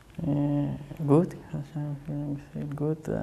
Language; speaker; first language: German; non-native, learner; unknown